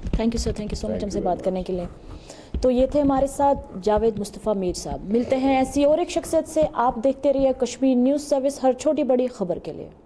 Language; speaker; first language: Hindi; non-native, local second language; Kashmiri